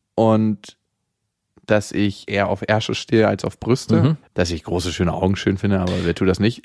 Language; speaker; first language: German; native; German